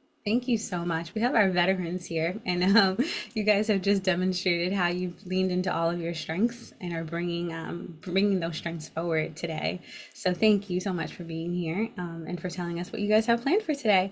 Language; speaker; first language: English; native; English